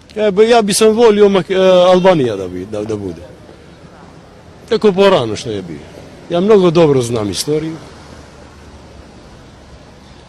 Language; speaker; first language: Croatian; non-native, local second language; Albanian